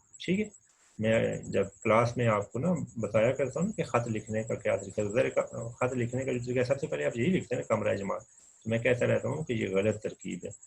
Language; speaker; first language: Urdu; non-native, local second language; Punjabi